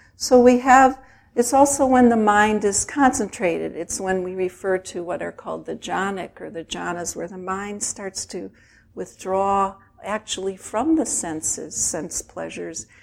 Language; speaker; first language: English; native; English